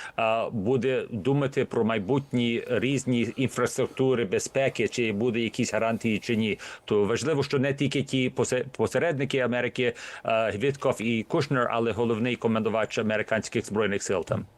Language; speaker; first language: Ukrainian; early bilingual, heritage; Ukrainian